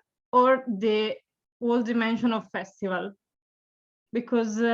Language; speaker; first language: English; non-native, learner; Italian